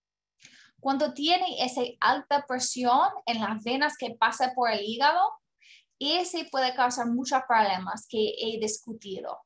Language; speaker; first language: Spanish; non-native, learner; English